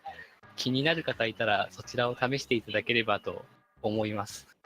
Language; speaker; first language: Japanese; native; Japanese